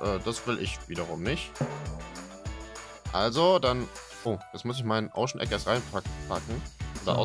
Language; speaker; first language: German; native; German